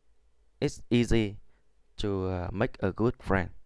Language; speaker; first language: English; non-native, learner; Vietnamese